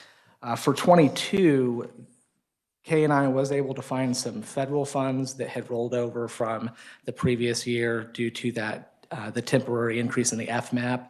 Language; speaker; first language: English; native; English